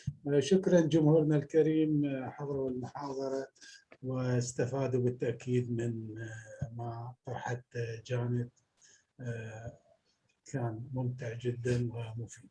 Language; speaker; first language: Arabic; native; Arabic